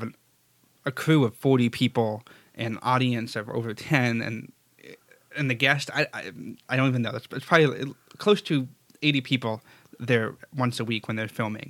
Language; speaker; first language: English; native; English